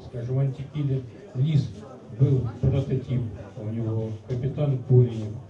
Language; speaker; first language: Russian; native; Russian